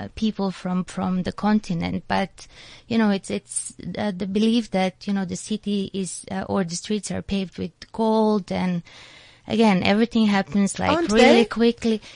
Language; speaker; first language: English; non-native, fluent; Macedonian